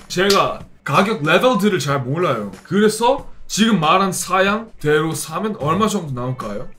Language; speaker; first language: Korean; non-native, fluent; English